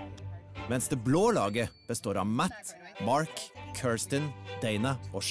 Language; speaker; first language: Norwegian; native; Norwegian